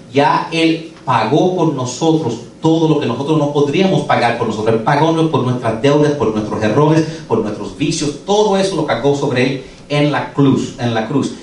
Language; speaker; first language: Spanish; non-native, fluent; English